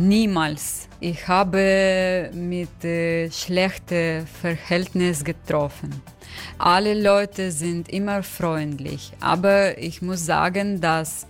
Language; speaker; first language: German; non-native, learner; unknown